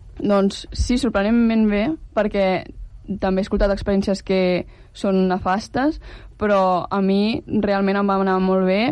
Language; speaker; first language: Catalan; native; Catalan